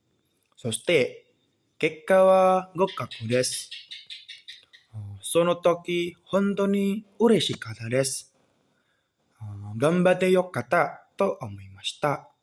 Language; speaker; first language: Japanese; non-native, learner; Indonesian